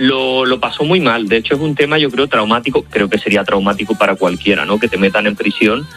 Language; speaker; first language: Spanish; native; Spanish